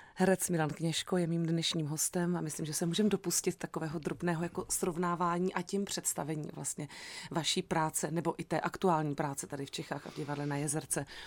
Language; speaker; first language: Czech; native; Czech